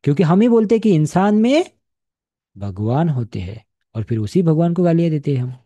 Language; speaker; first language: Hindi; non-native, local second language; Marathi